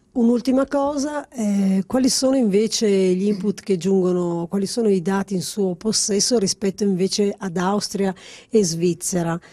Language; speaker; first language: Italian; native; Italian